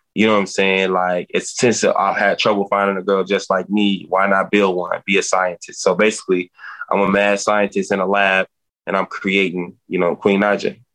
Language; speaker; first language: English; native; English